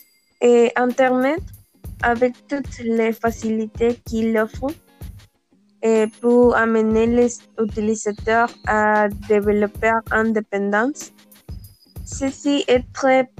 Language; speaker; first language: French; non-native, learner; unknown